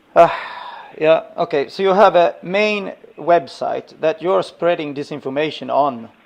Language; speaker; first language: English; non-native, fluent; Swedish